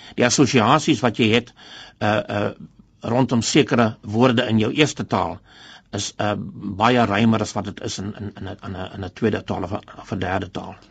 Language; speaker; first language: Afrikaans; non-native, local second language; English